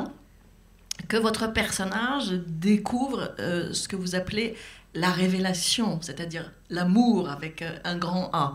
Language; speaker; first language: French; native; French